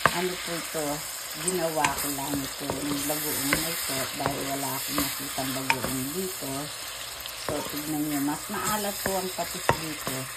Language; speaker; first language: Filipino; non-native, local second language; Pampanga